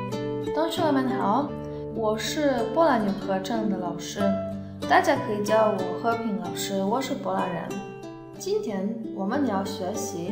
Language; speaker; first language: Chinese; non-native, fluent; Polish